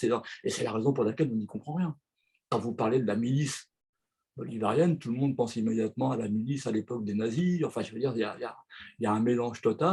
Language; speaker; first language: French; native; French